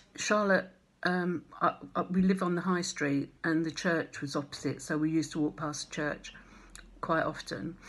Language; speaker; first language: English; native; English